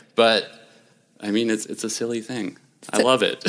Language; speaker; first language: English; native; English